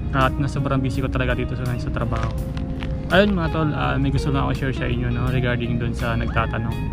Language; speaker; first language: Filipino; native; Filipino